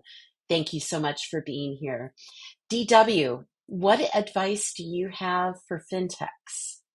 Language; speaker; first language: English; native; English